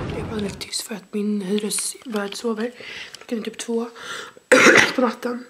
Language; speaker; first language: Swedish; native; Swedish